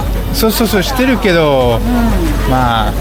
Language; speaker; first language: Japanese; non-native, learner; French